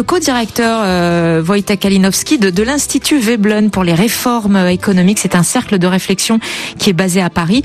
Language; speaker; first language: French; native; French